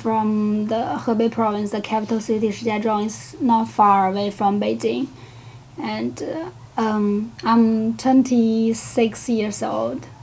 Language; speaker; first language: English; non-native, learner; Chinese